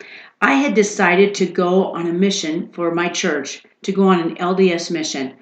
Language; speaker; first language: English; native; English